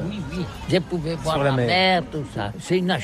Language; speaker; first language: French; non-native, learner; Catalan